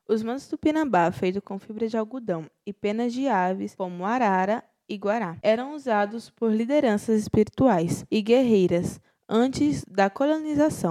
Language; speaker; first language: Portuguese; native; Portuguese